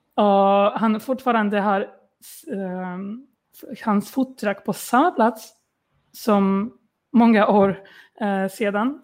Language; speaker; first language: Swedish; non-native, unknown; Polish